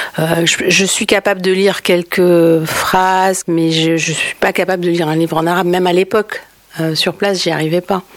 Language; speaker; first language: French; native; French